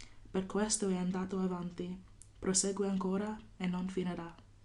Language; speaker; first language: Italian; non-native, fluent; English